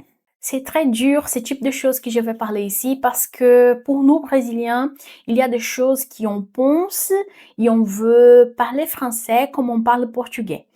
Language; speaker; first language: French; non-native, fluent; Portuguese